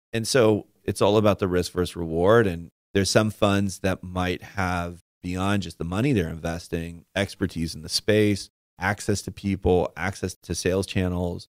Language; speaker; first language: English; native; English